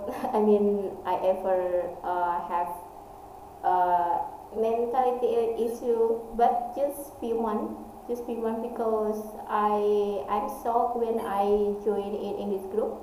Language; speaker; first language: English; non-native, learner; Indonesian